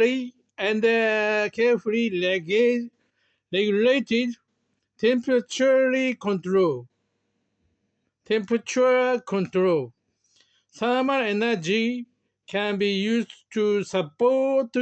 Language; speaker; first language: English; non-native, learner; Japanese